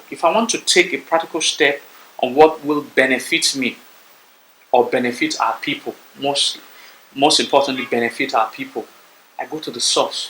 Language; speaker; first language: English; non-native, local second language; Bini